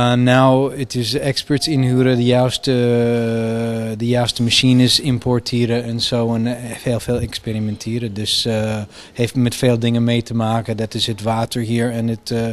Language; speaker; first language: Dutch; non-native, fluent; English